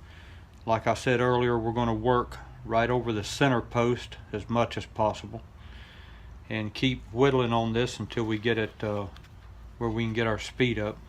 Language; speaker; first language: English; native; English